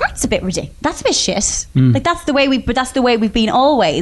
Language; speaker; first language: English; native; English